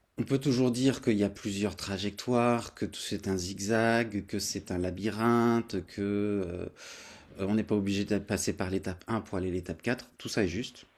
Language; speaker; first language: French; native; French